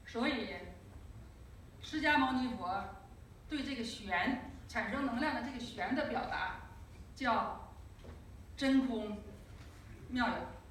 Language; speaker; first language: Chinese; native; Chinese